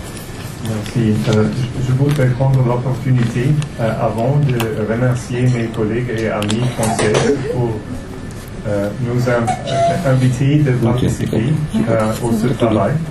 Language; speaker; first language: French; non-native, learner; English